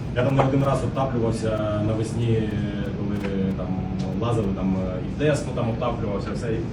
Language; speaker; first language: Ukrainian; non-native, local second language; Russian